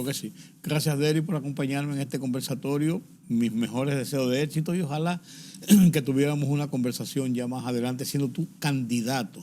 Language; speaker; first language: Spanish; native; Spanish